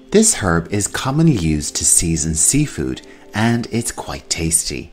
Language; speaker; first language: English; native; English